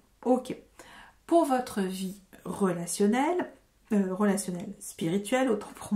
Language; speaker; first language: French; native; French